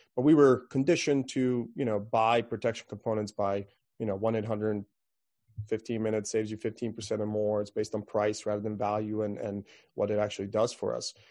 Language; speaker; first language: English; non-native, fluent; Croatian